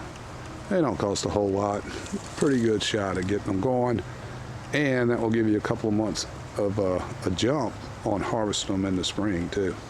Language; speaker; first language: English; native; English